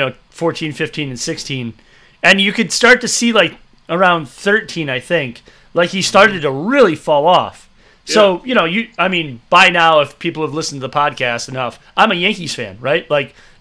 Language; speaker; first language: English; native; English